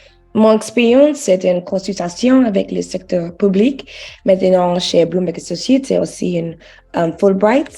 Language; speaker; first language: French; non-native, learner; English